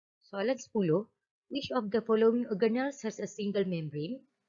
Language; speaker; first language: English; non-native, local second language; Malay